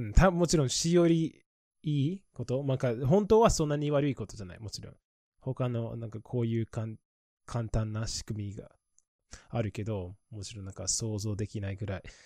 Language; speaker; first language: Japanese; non-native, fluent; English